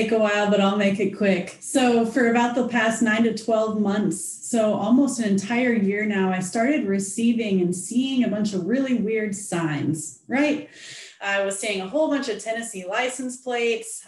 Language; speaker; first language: English; native; English